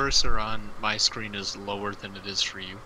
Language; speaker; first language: English; native; English